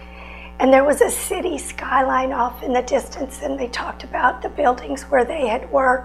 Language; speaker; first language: English; native; English